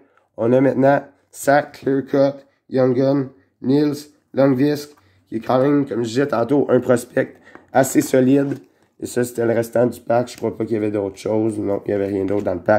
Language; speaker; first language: French; native; French